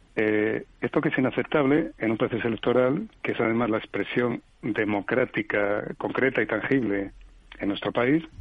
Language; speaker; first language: Spanish; native; Spanish